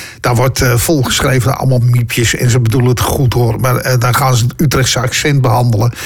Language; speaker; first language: Dutch; native; Dutch